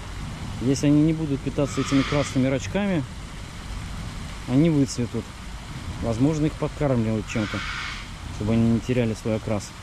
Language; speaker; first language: Russian; native; Russian